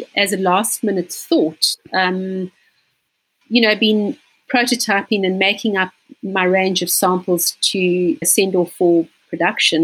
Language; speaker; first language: English; native; English